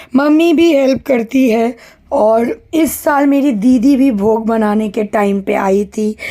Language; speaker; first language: Hindi; non-native, local second language; Bangla